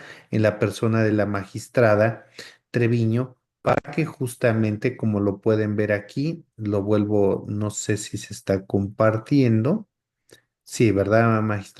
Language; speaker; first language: Spanish; native; Spanish